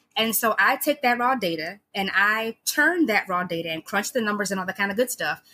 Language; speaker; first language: English; native; English